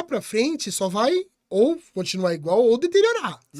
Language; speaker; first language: Portuguese; native; Portuguese